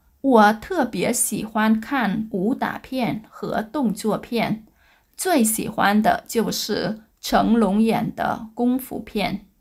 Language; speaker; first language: Chinese; non-native, learner; Vietnamese